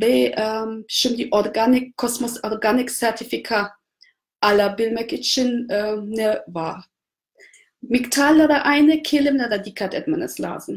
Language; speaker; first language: Turkish; non-native, fluent; German